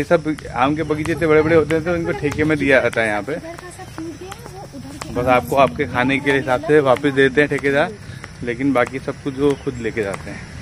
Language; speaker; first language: Hindi; native; Hindi